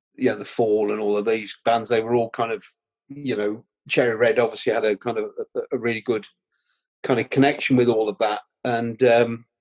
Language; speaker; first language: English; native; English